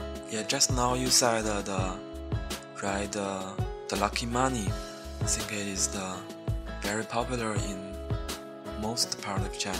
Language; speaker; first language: English; non-native, learner; Chinese